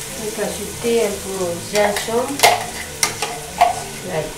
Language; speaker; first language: French; non-native, learner; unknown